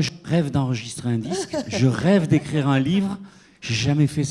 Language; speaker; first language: French; native; French